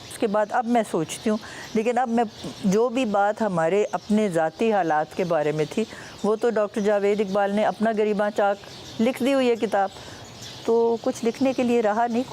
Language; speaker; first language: Urdu; non-native, local second language; Punjabi